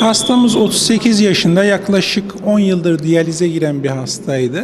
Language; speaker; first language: Turkish; native; Turkish